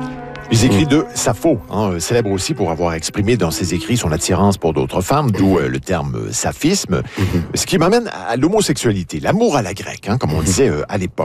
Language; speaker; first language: French; native; French